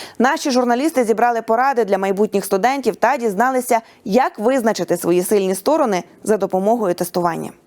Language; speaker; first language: Ukrainian; native; Ukrainian